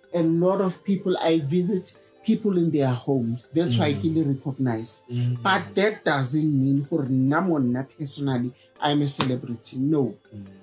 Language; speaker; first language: English; non-native, local second language; Southern Sotho